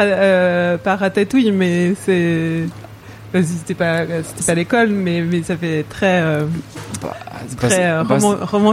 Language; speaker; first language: French; native; French